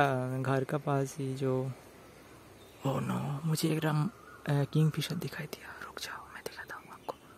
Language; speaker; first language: Hindi; non-native, local second language; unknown